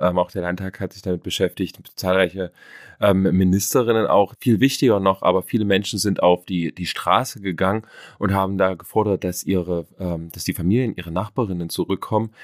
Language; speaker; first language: German; native; German